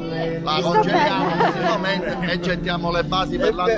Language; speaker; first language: Italian; native; Italian